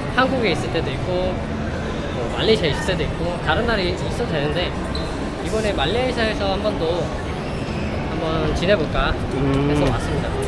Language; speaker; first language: Korean; native; Korean